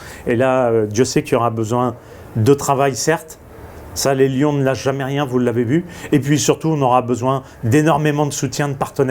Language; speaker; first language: French; native; French